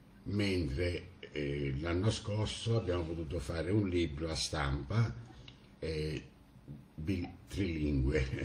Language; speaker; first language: Italian; native; Italian